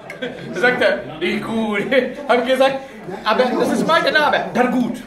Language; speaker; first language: German; non-native, learner; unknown